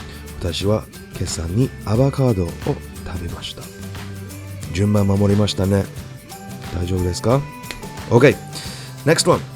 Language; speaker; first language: Japanese; non-native, fluent; English